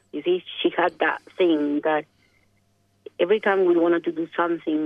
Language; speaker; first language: English; non-native, fluent; Spanish